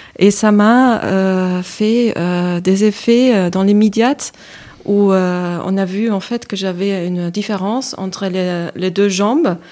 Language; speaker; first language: French; non-native, fluent; German